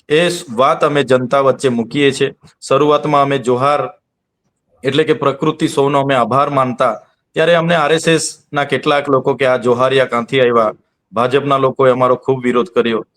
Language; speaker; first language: Gujarati; non-native, local second language; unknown